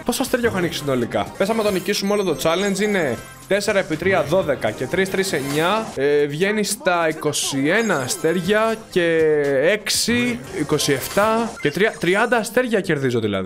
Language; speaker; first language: Greek; native; Greek